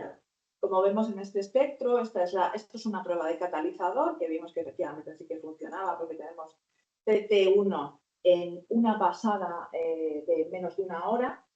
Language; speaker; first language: Spanish; native; Spanish